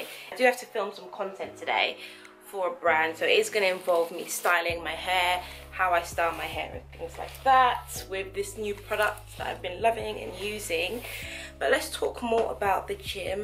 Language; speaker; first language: English; native; English